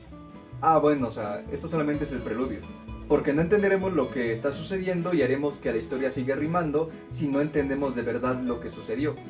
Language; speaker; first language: Spanish; native; Spanish